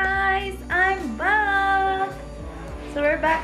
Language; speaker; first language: English; non-native, local second language; Filipino